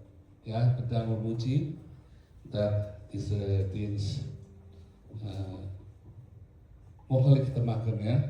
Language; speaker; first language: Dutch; non-native, learner; Indonesian